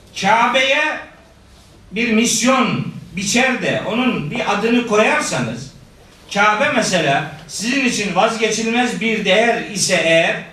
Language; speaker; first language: Turkish; native; Turkish